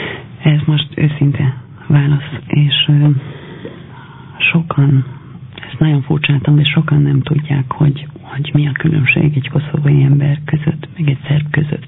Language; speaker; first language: Hungarian; non-native, fluent; Albanian